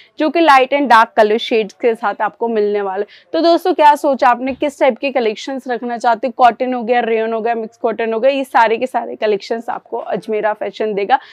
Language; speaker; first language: Hindi; native; Hindi